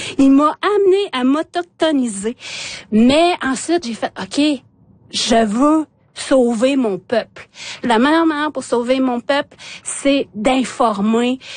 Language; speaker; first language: French; non-native, local second language; Innu-aimun